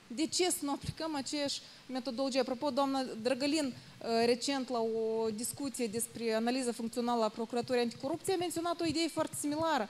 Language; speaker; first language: Romanian; native; Romanian